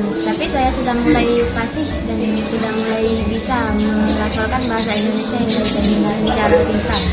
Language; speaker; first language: Indonesian; non-native, local second language; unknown